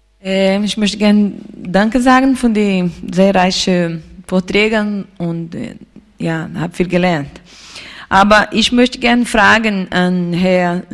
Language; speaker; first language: German; non-native, learner; Portuguese